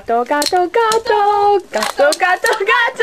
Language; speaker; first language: Spanish; non-native, learner; English